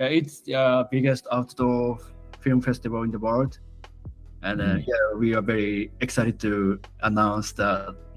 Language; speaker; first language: English; non-native, learner; Japanese